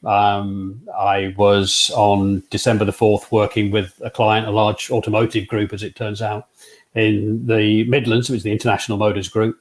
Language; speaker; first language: English; native; English